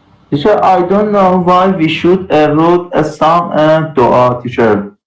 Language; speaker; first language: English; non-native, learner; Persian